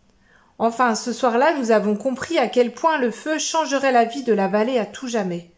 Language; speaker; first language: French; native; French